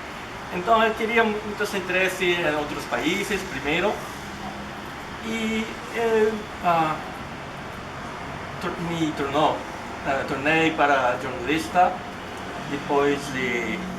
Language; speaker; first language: Portuguese; non-native, learner; Japanese